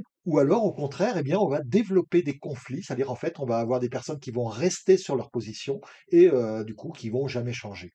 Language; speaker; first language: French; native; French